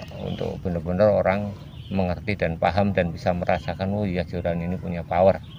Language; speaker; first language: Indonesian; non-native, local second language; Javanese